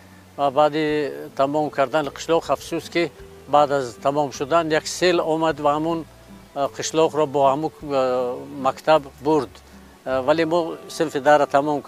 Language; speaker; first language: Persian; non-native, local second language; Shughni